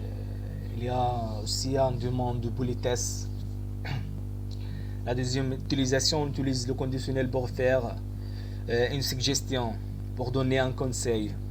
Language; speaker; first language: French; non-native, fluent; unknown